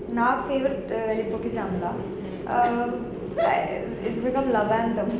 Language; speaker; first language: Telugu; non-native, local second language; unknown